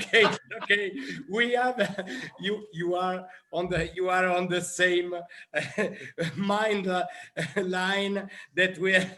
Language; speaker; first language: English; non-native, learner; Italian